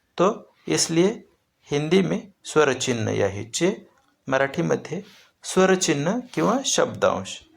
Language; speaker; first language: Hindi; non-native, local second language; Marathi